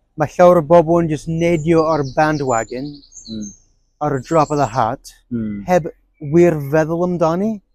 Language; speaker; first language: Welsh; non-native, fluent; English